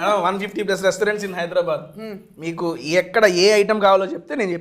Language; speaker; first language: Telugu; native; Telugu